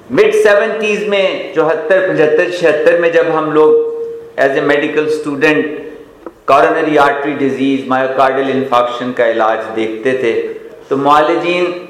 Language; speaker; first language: Urdu; non-native, local second language; Punjabi